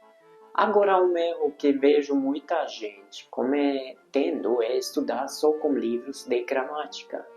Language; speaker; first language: Portuguese; non-native, fluent; Hungarian